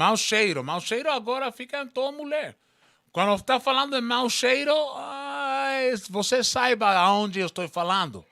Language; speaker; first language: Portuguese; non-native, learner; Spanish